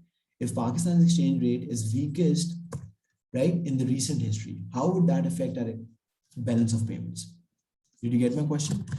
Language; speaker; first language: English; non-native, local second language; Urdu